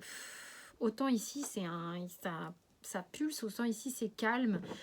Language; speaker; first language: French; native; French